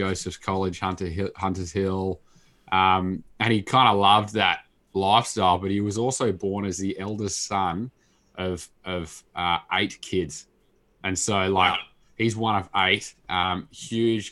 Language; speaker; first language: English; native; English